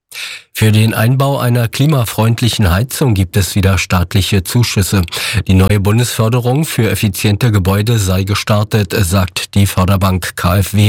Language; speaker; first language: German; native; German